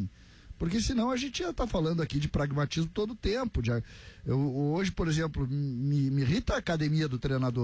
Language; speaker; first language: Portuguese; native; Portuguese